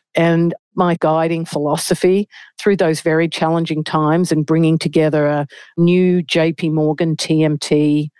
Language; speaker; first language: English; native; English